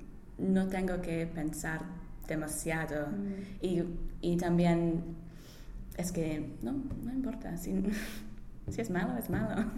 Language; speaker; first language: Spanish; non-native, learner; English